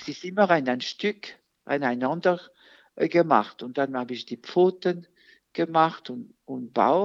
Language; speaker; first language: German; non-native, fluent; French